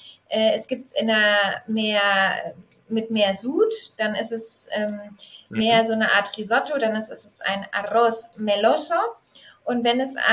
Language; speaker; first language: German; native; German